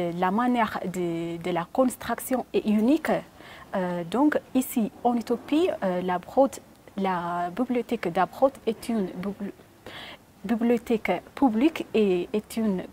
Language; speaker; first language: French; non-native, learner; Amharic